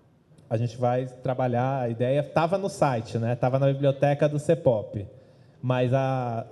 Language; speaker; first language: Portuguese; native; Portuguese